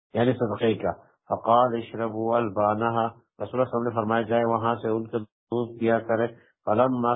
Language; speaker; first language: Urdu; non-native, local second language; Pashto